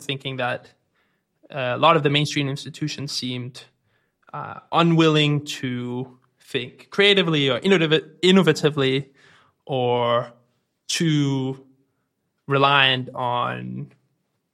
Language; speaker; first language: English; non-native, fluent; Danish